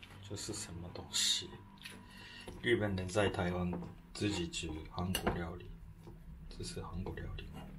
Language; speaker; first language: Chinese; non-native, fluent; Japanese